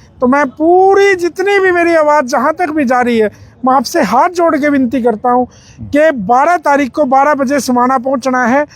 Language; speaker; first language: Hindi; non-native, local second language; Punjabi